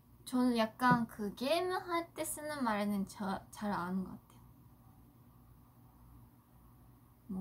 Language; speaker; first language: Korean; non-native, fluent; Japanese